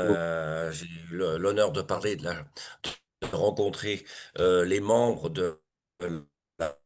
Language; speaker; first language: French; native; French